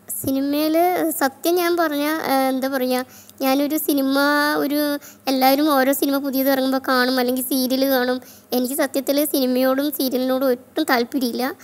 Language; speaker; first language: Malayalam; native; Malayalam